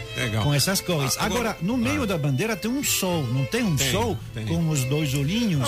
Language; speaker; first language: Portuguese; non-native, fluent; French